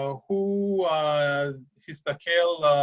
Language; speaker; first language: Hebrew; non-native, fluent; English